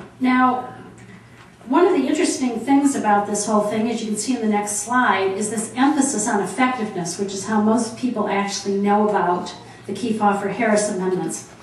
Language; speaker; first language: English; native; English